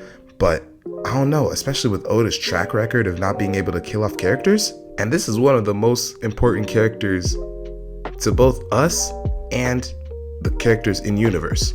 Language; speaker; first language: English; native; English